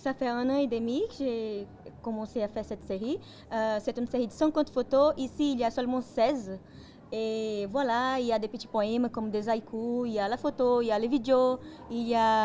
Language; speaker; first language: French; non-native, fluent; Portuguese